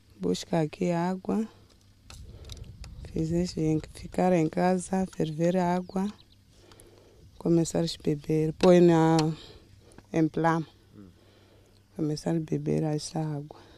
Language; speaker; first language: Portuguese; non-native, local second language; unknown